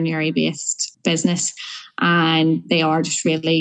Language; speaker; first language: English; native; English